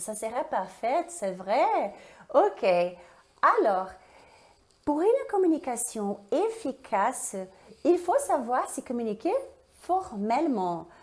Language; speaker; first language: French; non-native, fluent; Portuguese